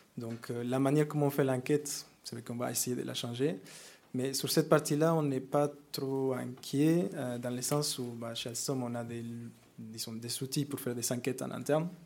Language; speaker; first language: French; non-native, fluent; Spanish